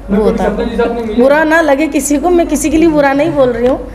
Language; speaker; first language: Hindi; native; Hindi